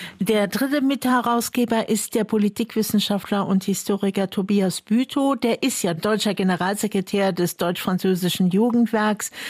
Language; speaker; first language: German; native; German